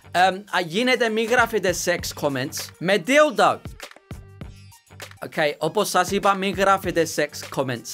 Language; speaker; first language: Greek; native; Greek